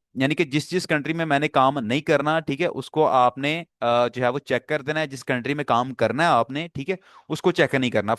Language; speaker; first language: Urdu; non-native, local second language; Punjabi